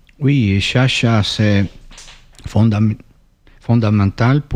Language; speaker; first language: French; non-native, fluent; Italian